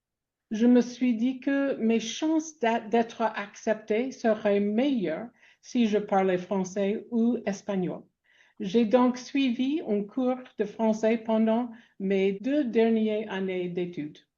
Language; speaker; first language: French; non-native, fluent; English